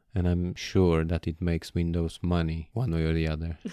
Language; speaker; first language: English; non-native, fluent; Polish